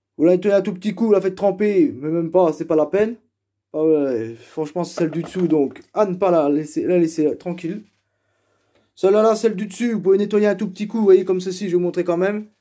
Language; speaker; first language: French; native; French